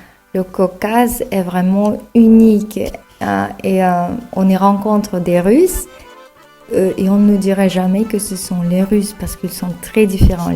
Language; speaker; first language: French; non-native, fluent; Russian